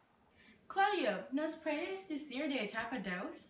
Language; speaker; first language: Spanish; non-native, learner; English